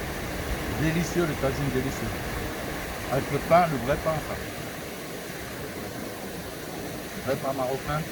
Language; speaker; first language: French; native; French